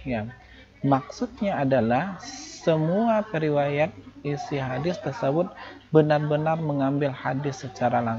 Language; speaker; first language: Indonesian; native; Indonesian